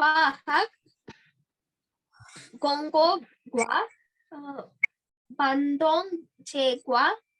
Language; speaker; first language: Korean; non-native, learner; Hindi